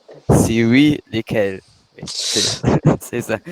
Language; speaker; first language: French; non-native, learner; German